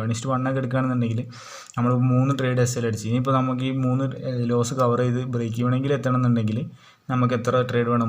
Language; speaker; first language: Malayalam; native; Malayalam